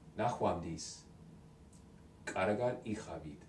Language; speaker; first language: Georgian; non-native, learner; English